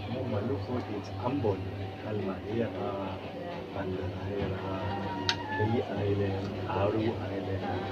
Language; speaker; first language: English; non-native, fluent; German